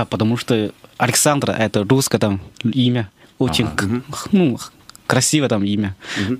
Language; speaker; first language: Russian; non-native, fluent; Chinese